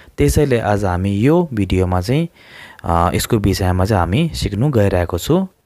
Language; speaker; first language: Nepali; non-native, local second language; Tibetan